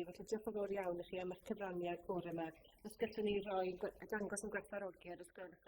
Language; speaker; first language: Welsh; native; Welsh